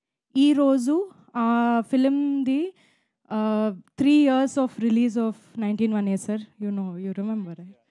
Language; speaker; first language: Telugu; non-native, local second language; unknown